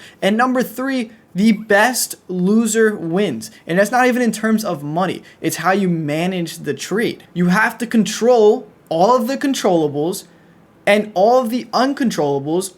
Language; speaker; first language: English; native; English